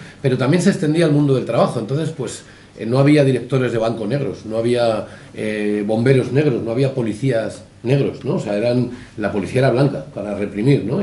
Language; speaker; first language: Spanish; native; Spanish